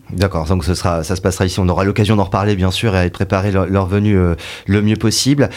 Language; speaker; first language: French; native; French